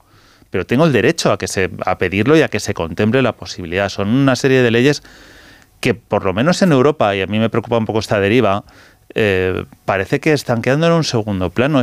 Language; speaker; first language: Spanish; native; Spanish